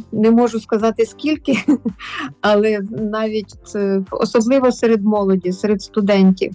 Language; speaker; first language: Ukrainian; native; Ukrainian